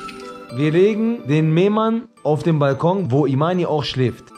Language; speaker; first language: German; native; German